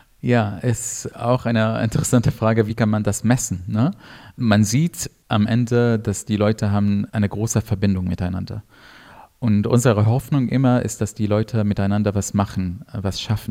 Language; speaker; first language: German; non-native, fluent; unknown